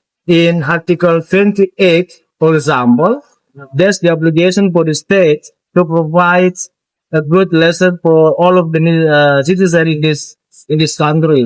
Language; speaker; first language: English; non-native, fluent; Indonesian